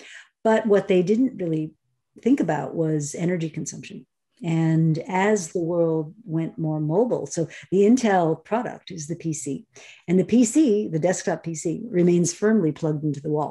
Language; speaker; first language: English; native; English